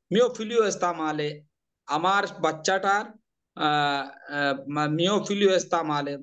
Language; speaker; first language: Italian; non-native, learner; Bangla